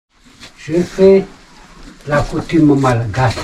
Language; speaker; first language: French; non-native, learner; Malagasy